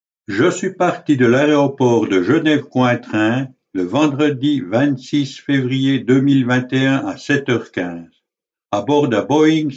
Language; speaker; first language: French; native; French